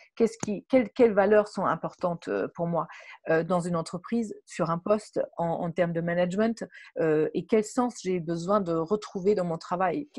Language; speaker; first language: French; non-native, fluent; German